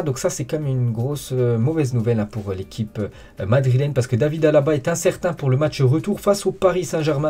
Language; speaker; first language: French; native; French